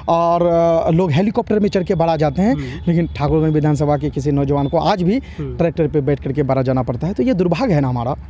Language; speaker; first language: Hindi; native; Hindi